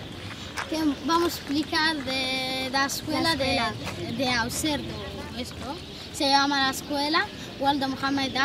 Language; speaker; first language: Spanish; non-native, learner; Arabic